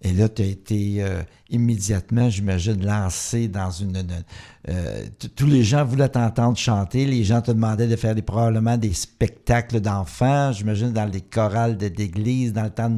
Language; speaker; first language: French; native; French